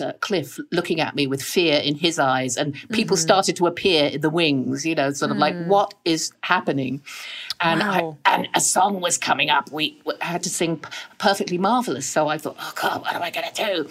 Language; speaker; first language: English; native; English